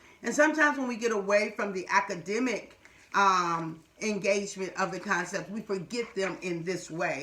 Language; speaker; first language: English; native; English